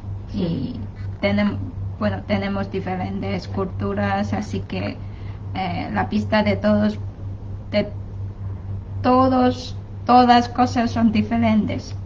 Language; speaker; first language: Spanish; non-native, fluent; Chinese